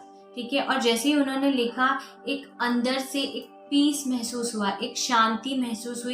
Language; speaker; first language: Hindi; native; Hindi